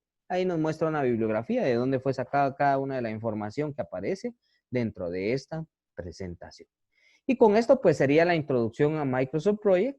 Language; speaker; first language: Spanish; native; Spanish